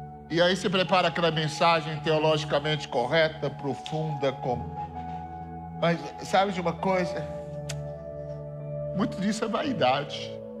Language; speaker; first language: Portuguese; native; Portuguese